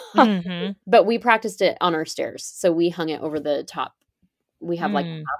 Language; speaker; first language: English; native; English